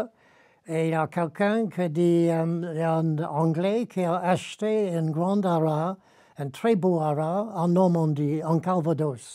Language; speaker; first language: French; non-native, learner; English